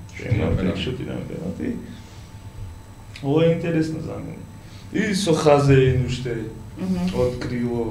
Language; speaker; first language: Macedonian; non-native, learner; Georgian